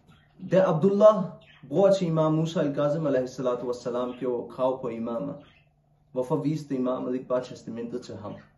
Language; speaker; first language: Danish; non-native, local second language; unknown